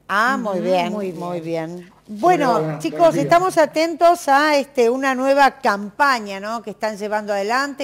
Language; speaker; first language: Spanish; native; Spanish